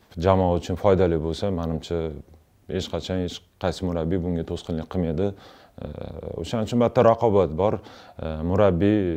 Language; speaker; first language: Uzbek; non-native, local second language; Russian